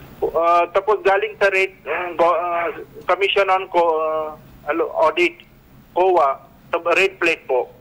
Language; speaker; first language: Filipino; non-native, learner; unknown